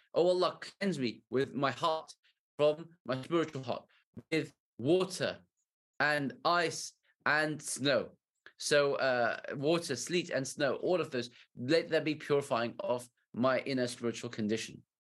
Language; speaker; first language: English; native; English